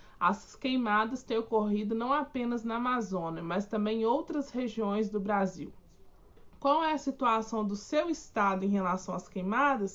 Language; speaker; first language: Portuguese; native; Portuguese